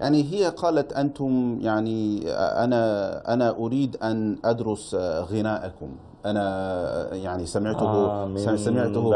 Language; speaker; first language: Arabic; non-native, fluent; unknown